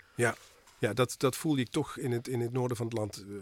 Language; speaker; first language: Dutch; native; Dutch